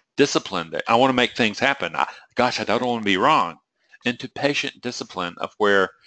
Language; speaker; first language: English; native; English